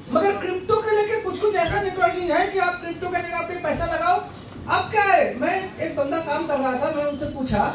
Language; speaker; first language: Hindi; non-native, local second language; Bangla